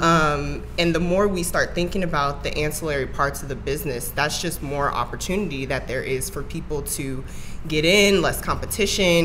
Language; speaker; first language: English; native; English